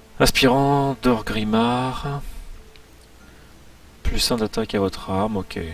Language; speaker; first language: French; native; French